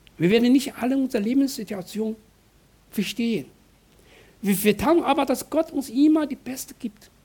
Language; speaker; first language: German; non-native, fluent; Chinese